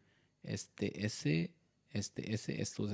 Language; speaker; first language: Spanish; non-native, learner; Hindi